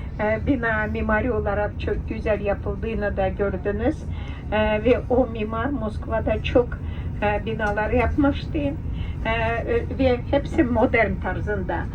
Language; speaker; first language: Turkish; non-native, fluent; Russian